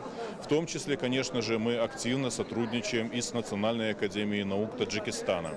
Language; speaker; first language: Russian; native; Russian